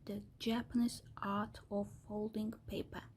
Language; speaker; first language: English; non-native, fluent; Azerbaijani